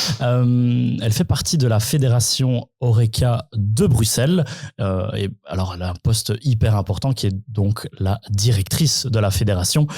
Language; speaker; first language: French; native; French